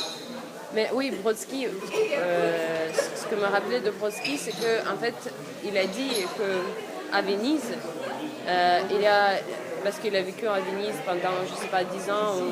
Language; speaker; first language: French; non-native, fluent; Russian